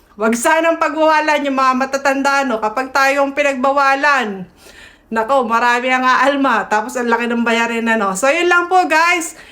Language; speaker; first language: Filipino; native; Filipino